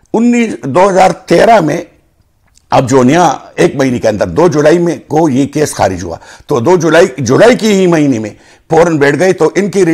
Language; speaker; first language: Urdu; non-native, local second language; Pashto